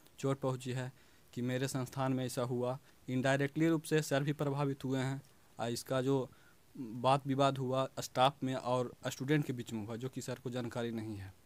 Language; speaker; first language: Hindi; native; Hindi